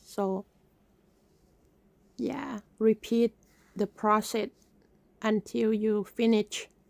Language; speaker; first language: English; non-native, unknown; Thai